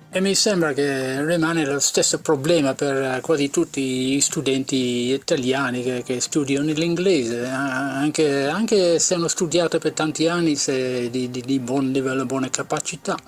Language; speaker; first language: Italian; non-native, fluent; English